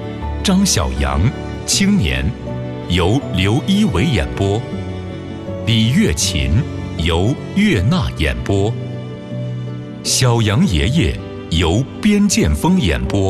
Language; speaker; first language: Chinese; native; Chinese